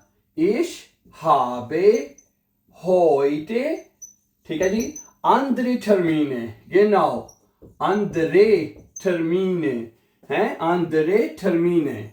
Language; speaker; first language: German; non-native, fluent; Urdu